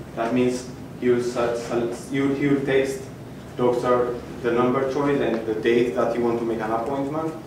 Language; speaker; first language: English; non-native, fluent; Amharic